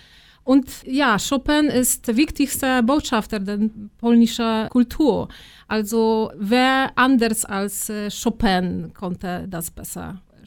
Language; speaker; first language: German; non-native, fluent; Polish